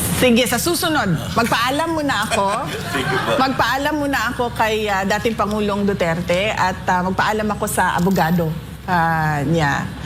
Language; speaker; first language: Filipino; non-native, local second language; Cebuano